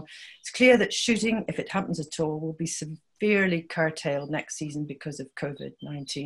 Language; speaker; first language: English; native; English